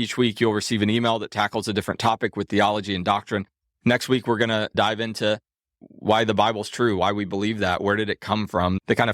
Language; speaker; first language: English; native; English